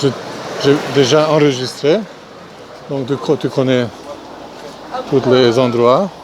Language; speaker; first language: French; non-native, fluent; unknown